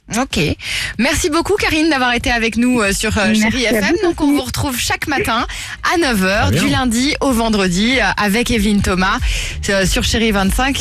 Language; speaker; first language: French; native; French